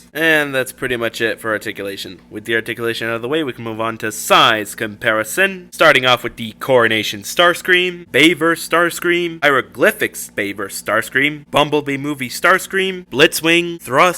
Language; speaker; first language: English; native; English